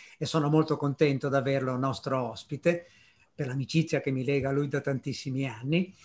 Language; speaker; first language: Italian; native; Italian